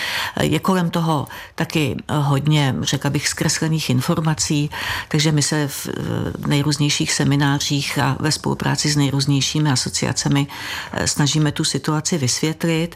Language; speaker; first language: Czech; native; Czech